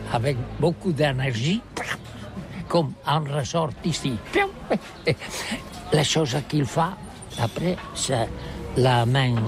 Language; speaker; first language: French; non-native, learner; Catalan